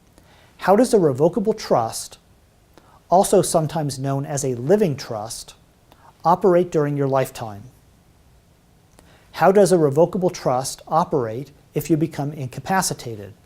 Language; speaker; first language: English; native; English